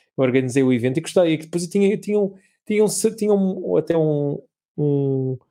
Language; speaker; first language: Portuguese; native; Portuguese